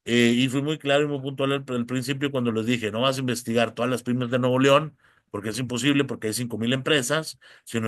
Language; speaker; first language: Spanish; native; Spanish